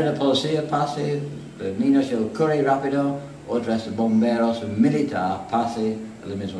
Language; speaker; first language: Spanish; non-native, learner; English